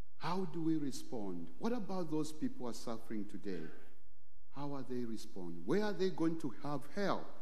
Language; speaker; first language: English; non-native, local second language; Bemba